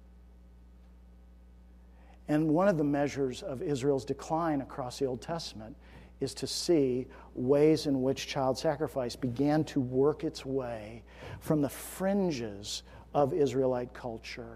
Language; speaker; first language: English; native; English